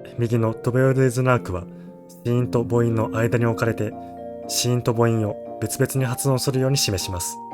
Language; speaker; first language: Japanese; native; Japanese